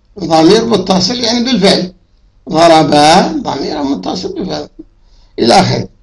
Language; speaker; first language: Arabic; native; Arabic